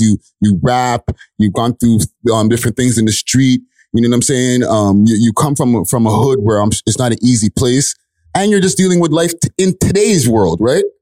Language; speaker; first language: English; native; English